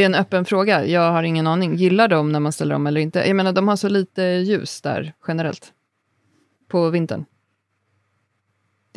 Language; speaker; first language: Swedish; native; Swedish